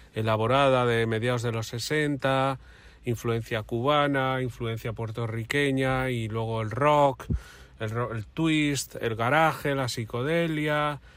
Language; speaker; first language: Spanish; native; Spanish